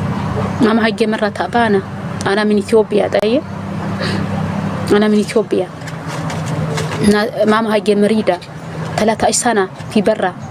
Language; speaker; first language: Arabic; non-native, learner; Amharic